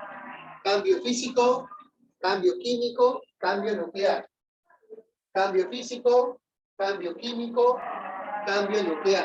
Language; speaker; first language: Spanish; native; Spanish